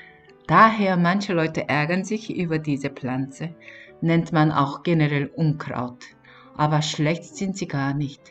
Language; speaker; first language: German; non-native, fluent; Korean